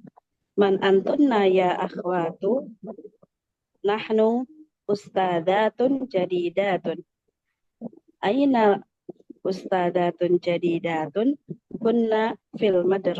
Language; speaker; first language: Arabic; non-native, learner; Indonesian